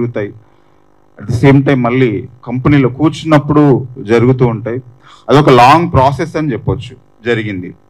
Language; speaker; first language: Telugu; native; Telugu